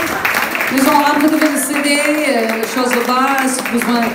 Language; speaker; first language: French; non-native, learner; English